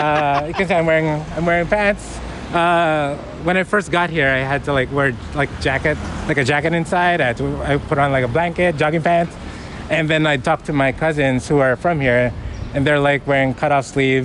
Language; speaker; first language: English; non-native, local second language; Filipino